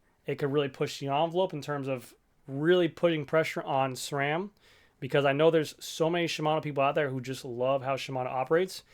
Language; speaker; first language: English; native; English